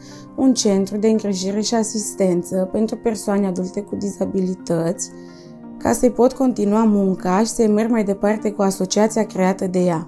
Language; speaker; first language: Romanian; native; Romanian